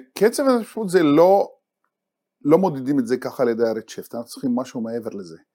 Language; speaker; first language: Hebrew; non-native, local second language; Arabic